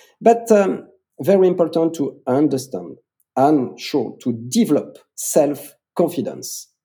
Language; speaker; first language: English; non-native, fluent; French